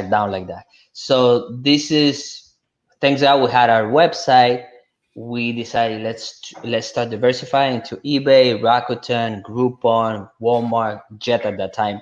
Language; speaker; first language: English; non-native, fluent; Russian